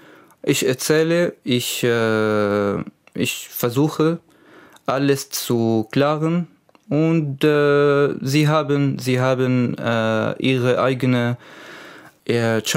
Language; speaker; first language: German; non-native, learner; Arabic